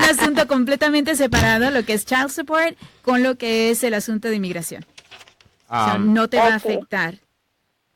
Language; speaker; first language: Spanish; native; Spanish